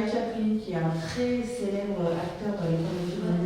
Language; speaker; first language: French; native; French